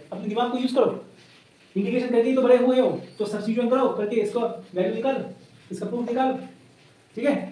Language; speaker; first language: Hindi; non-native, local second language; Bangla